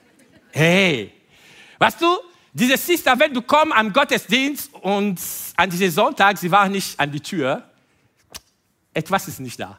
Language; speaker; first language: German; non-native, fluent; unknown